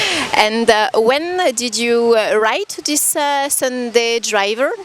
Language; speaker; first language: English; non-native, fluent; Estonian